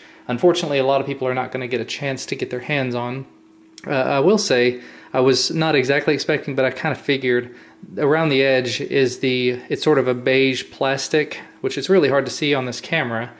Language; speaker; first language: English; native; English